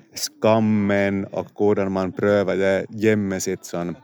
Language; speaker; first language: Swedish; non-native, local second language; Finnish